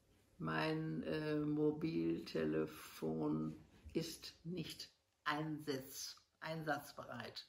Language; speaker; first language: German; non-native, learner; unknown